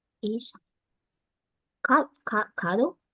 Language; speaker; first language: Japanese; non-native, learner; Indonesian